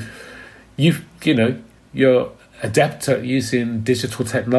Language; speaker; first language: English; native; English